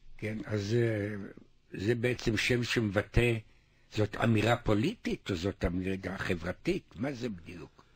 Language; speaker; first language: Hebrew; native; Hebrew